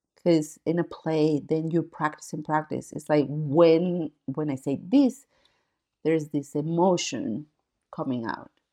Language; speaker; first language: English; non-native, fluent; Spanish